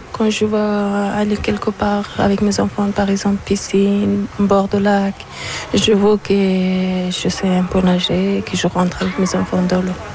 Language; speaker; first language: French; non-native, learner; Persian